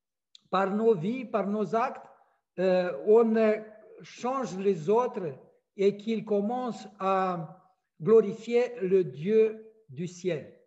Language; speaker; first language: French; non-native, fluent; Romanian